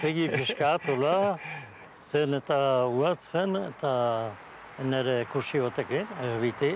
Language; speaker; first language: Basque; native; Basque